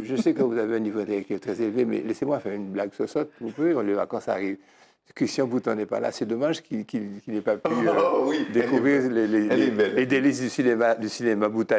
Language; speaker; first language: French; native; French